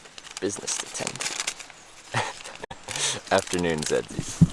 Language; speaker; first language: English; native; English